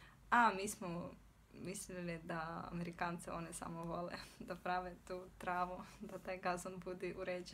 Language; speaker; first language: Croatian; non-native, fluent; Russian